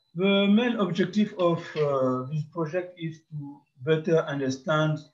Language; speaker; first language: English; non-native, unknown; French